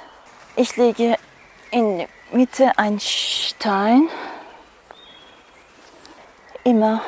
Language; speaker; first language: German; non-native, learner; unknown